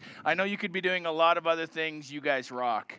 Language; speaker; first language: English; native; English